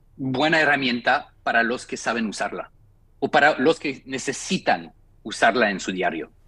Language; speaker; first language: Spanish; non-native, fluent; French